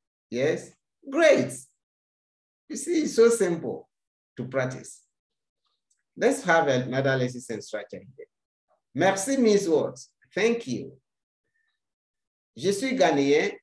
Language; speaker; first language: English; non-native, local second language; Akan